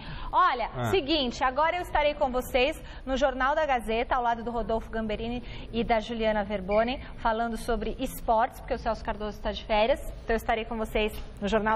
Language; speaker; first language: Portuguese; native; Portuguese